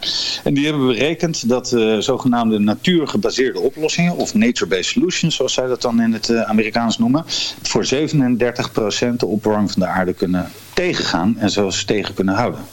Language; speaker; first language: Dutch; native; Dutch